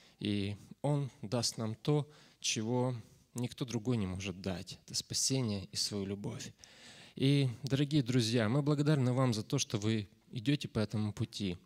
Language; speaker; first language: Russian; native; Russian